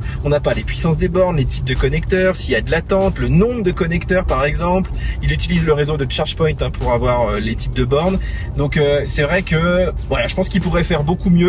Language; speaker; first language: French; native; French